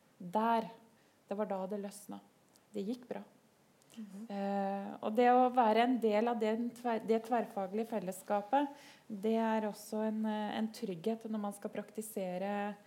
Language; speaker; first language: Norwegian; native; Norwegian